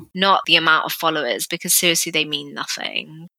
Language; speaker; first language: English; native; English